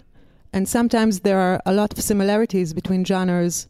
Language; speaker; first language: English; non-native, fluent; Hebrew